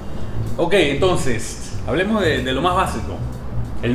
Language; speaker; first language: Spanish; native; Spanish